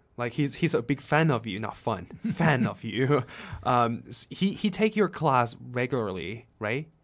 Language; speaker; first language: English; non-native, fluent; Chinese